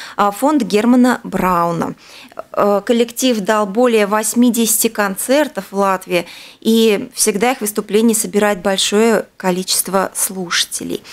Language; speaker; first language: Russian; native; Russian